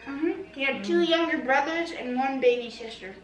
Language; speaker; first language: English; native; English